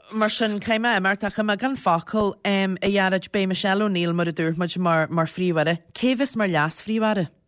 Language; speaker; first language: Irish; native; Irish